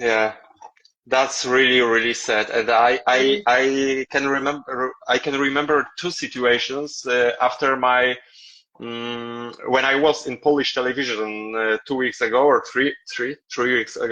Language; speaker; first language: English; non-native, learner; Polish